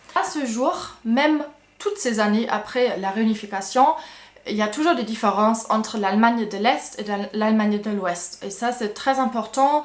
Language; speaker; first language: French; non-native, fluent; German